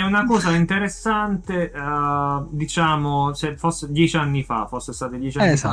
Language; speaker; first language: Italian; native; Italian